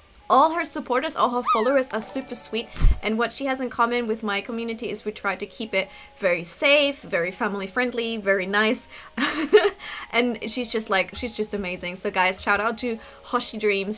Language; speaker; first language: English; non-native, fluent; German